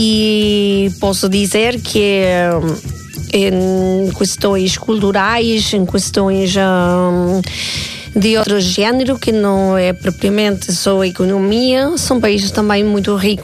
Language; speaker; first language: Portuguese; non-native, fluent; Spanish